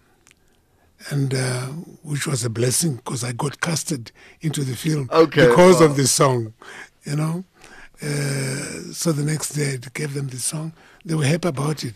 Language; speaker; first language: English; non-native, local second language; Shona